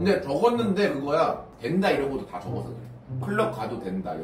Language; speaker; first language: Korean; native; Korean